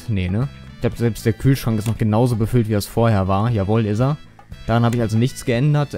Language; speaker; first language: German; native; German